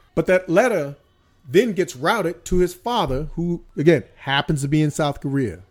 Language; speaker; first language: English; early bilingual, other home language; Korean